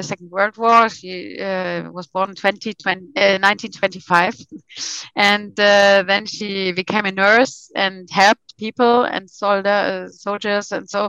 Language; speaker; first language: English; non-native, fluent; German